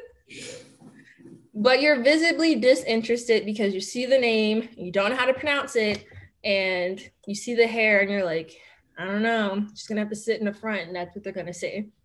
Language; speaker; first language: English; native; English